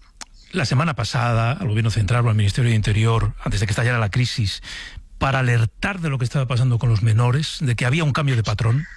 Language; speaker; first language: Spanish; native; Spanish